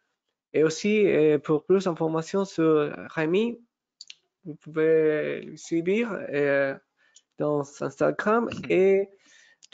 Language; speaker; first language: French; non-native, fluent; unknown